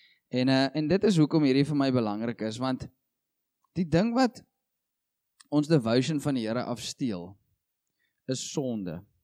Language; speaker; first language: Afrikaans; native; Afrikaans